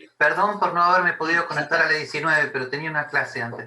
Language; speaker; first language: Spanish; native; Spanish